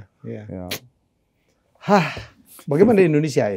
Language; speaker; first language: Indonesian; native; Indonesian